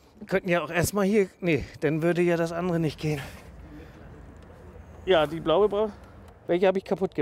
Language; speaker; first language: German; native; German